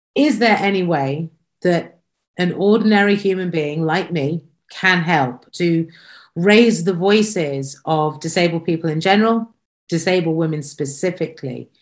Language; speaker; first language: English; native; English